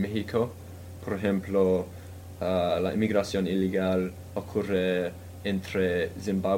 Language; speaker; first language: Spanish; non-native, fluent; English